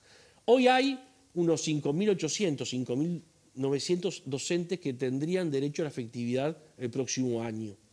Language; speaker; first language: Spanish; native; Spanish